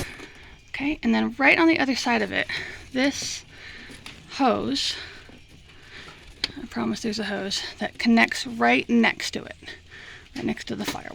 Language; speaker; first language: English; native; English